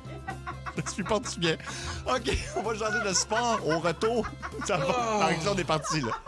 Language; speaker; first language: French; native; French